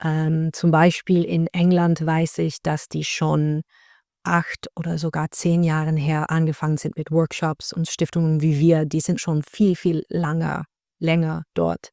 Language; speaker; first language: German; non-native, fluent; Dutch